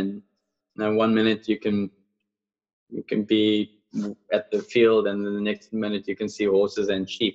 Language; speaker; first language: English; non-native, local second language; Afrikaans